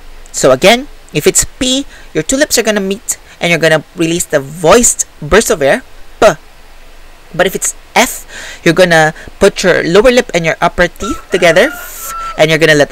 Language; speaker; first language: English; non-native, local second language; Filipino